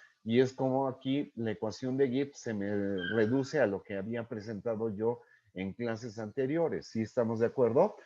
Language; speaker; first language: Spanish; native; Spanish